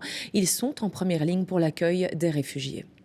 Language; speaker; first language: French; native; French